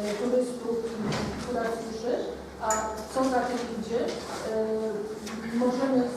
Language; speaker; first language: Polish; native; Polish